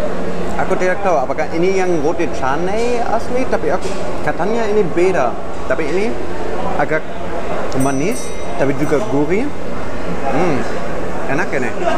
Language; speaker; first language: Indonesian; non-native, fluent; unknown